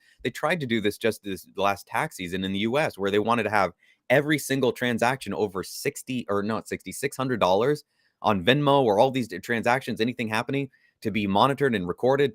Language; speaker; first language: English; native; English